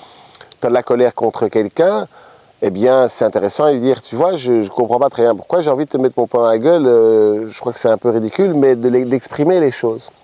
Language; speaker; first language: French; native; French